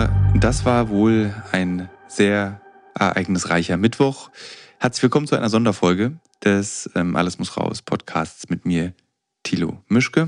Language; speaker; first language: German; native; German